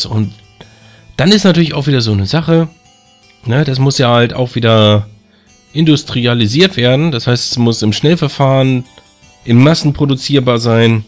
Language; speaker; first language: German; native; German